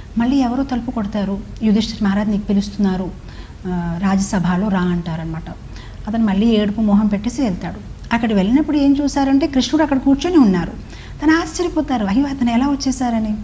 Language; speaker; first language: Telugu; non-native, fluent; Hindi